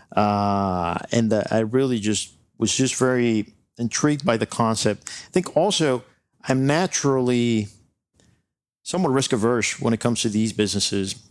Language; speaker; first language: English; non-native, local second language; Spanish